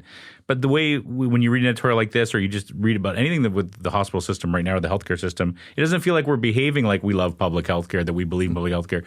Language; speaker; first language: English; native; English